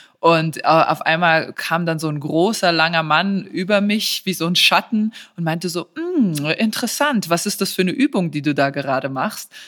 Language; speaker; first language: German; early bilingual, other home language; Serbian